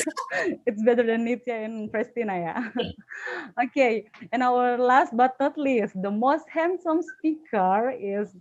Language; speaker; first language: English; non-native, fluent; Indonesian